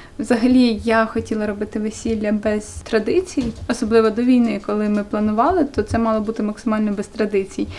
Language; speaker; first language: Ukrainian; native; Ukrainian